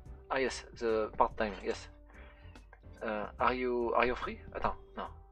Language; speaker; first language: English; non-native, fluent; French